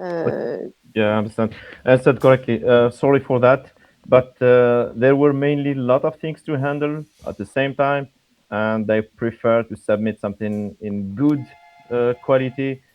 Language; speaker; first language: English; non-native, fluent; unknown